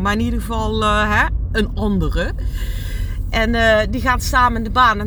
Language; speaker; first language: Dutch; native; Dutch